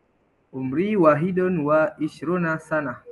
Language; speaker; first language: Arabic; non-native, learner; Malay